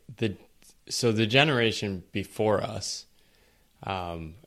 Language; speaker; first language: English; native; English